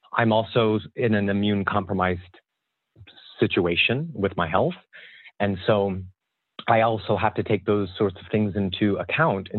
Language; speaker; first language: English; native; English